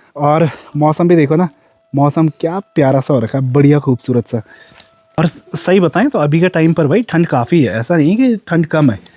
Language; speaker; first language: Hindi; native; Hindi